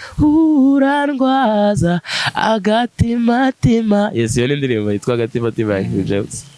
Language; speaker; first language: Kinyarwanda; native; Kinyarwanda